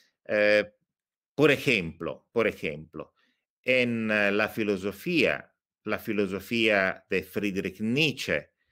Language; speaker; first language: Spanish; non-native, fluent; Italian